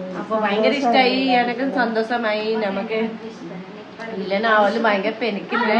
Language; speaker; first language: Malayalam; non-native, learner; Nepali